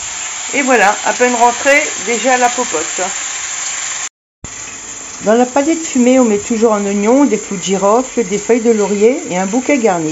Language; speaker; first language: French; native; French